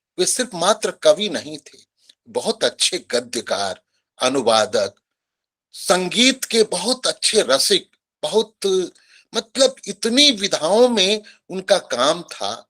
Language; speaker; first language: Hindi; native; Hindi